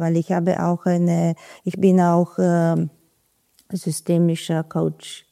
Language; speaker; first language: German; non-native, fluent; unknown